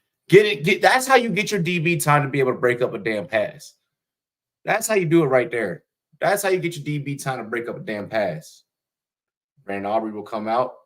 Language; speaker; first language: English; native; English